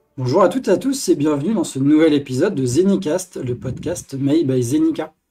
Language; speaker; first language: French; native; French